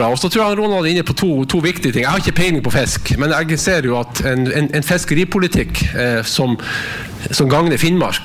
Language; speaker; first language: Norwegian; native; Norwegian